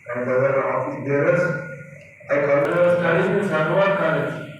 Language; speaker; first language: English; non-native, local second language; Telugu